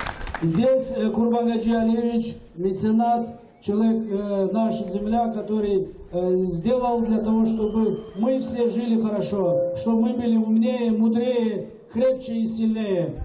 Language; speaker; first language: Russian; non-native, local second language; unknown